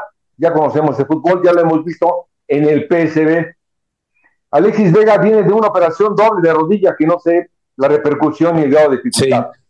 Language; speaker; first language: Spanish; native; Spanish